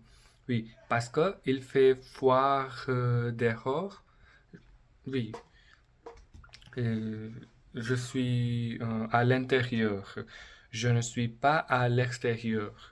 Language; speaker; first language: French; non-native, learner; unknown